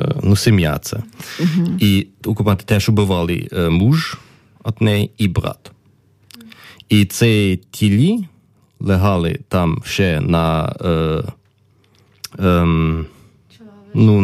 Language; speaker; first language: Ukrainian; non-native, learner; German